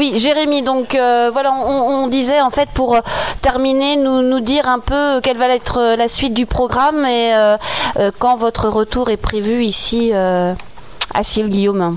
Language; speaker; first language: French; native; French